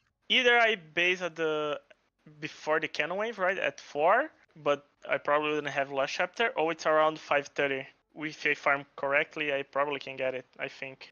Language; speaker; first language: English; non-native, fluent; Portuguese